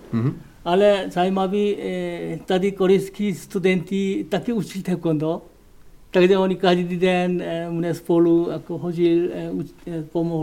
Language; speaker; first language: Czech; non-native, learner; Korean